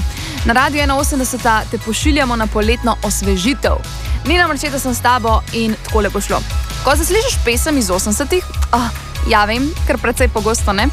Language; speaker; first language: Slovenian; native; Slovenian